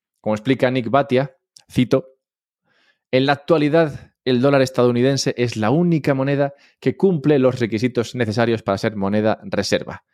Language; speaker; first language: Spanish; native; Spanish